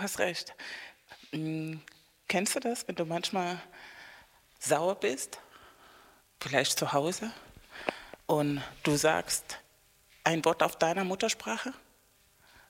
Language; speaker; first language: German; non-native, fluent; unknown